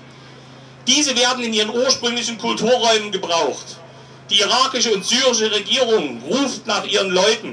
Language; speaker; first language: German; native; German